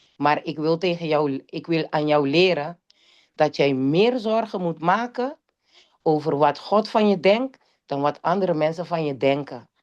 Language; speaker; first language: Dutch; non-native, local second language; Papiamento